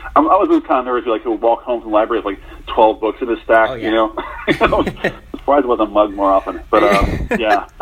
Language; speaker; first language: English; native; English